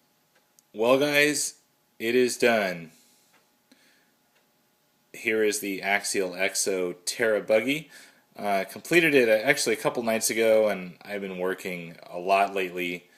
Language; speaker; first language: English; native; English